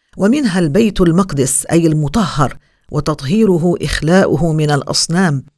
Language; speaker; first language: Arabic; native; Arabic